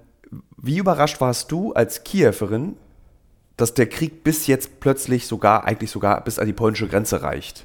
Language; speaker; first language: German; native; German